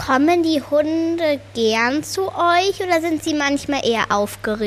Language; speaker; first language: German; native; German